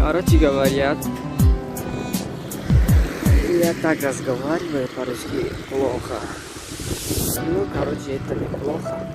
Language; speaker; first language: Russian; non-native, learner; Tajik